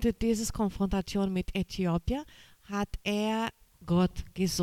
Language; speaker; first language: German; non-native, learner; Portuguese